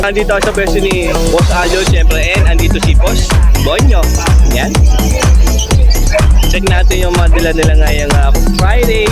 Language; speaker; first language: Filipino; native; Filipino